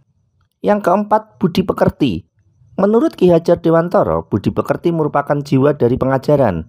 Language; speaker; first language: Indonesian; non-native, local second language; Javanese